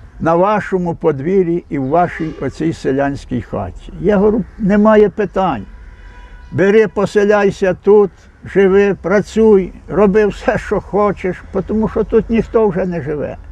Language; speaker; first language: Ukrainian; native; Ukrainian